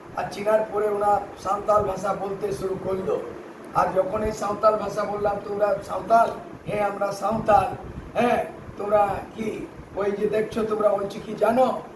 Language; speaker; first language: Bangla; non-native, local second language; Santali